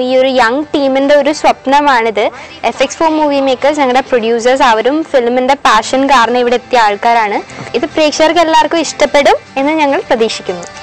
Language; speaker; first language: Malayalam; non-native, local second language; Konkani